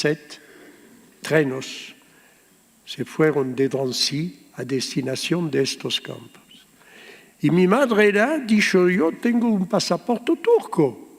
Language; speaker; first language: Spanish; early bilingual, heritage; Ladino